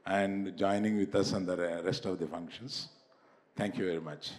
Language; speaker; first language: English; non-native, local second language; Telugu